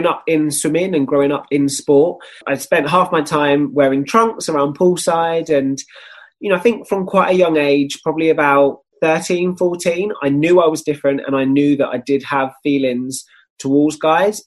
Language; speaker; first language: English; native; English